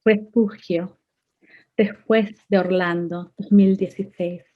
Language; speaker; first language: Spanish; native; Spanish